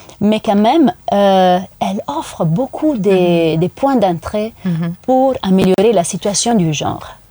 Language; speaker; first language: French; non-native, fluent; Italian